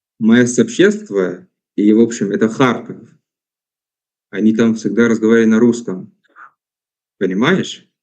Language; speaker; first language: Russian; non-native, fluent; Arabic